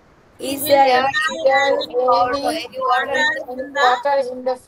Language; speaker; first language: English; non-native, learner; Bangla